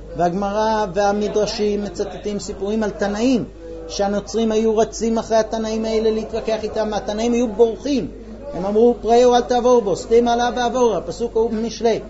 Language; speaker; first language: Hebrew; non-native, fluent; English